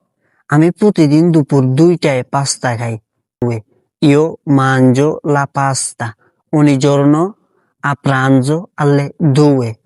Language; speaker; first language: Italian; non-native, fluent; Bangla